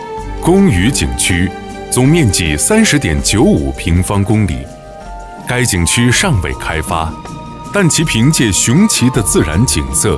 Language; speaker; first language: Chinese; native; Chinese